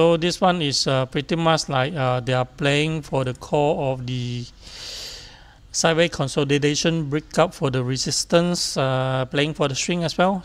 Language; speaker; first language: English; non-native, local second language; Chinese